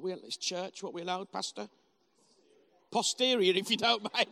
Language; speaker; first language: English; native; English